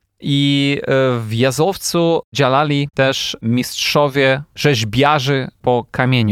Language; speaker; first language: Polish; non-native, fluent; Ukrainian